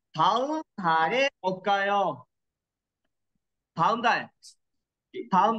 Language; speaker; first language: Korean; non-native, learner; Kyrgyz